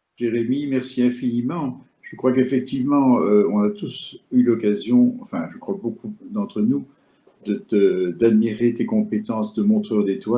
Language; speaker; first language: French; native; French